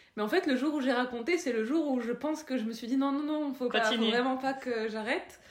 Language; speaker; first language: French; non-native, local second language; Arabic